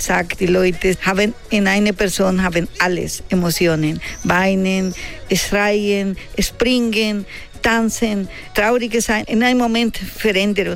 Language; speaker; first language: German; non-native, learner; Spanish